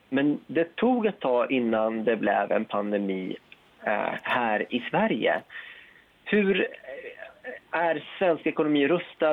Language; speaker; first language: Swedish; native; Swedish